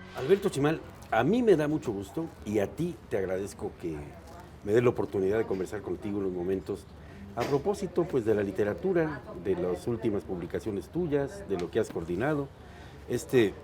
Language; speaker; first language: Spanish; native; Spanish